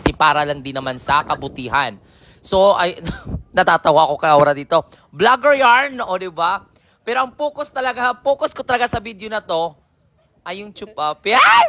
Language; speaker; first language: Filipino; non-native, local second language; Cebuano